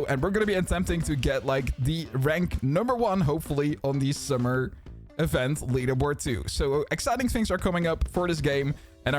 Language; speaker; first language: English; non-native, fluent; Dutch